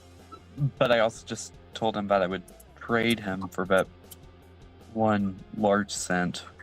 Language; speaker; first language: English; native; English